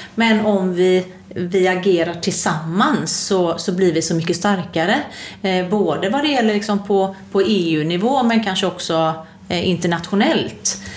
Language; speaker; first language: Swedish; native; Swedish